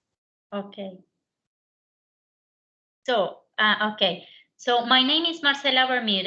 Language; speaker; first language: English; non-native, learner; Spanish